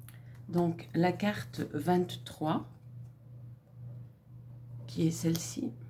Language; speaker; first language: French; native; French